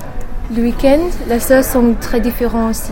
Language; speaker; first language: French; non-native, learner; English